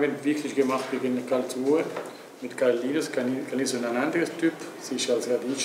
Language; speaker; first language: German; non-native, local second language; Italian